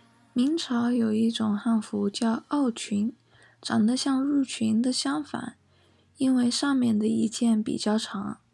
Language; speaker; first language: Chinese; early bilingual, heritage; English